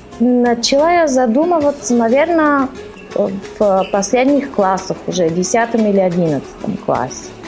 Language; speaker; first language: Russian; early bilingual, heritage; Russian